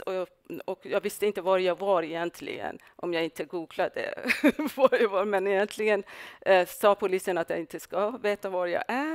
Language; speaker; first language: Swedish; non-native, fluent; Persian